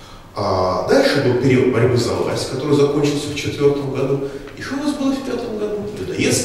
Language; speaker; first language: Russian; native; Russian